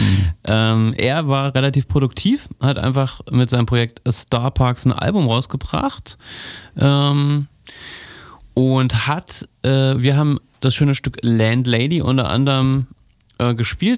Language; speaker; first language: German; native; German